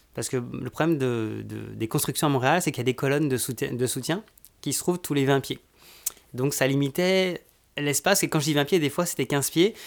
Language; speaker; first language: French; native; French